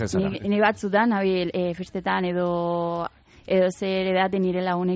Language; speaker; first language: Basque; non-native, local second language; Spanish